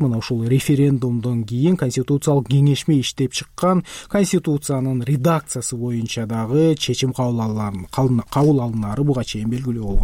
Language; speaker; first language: Kyrgyz; native; Kyrgyz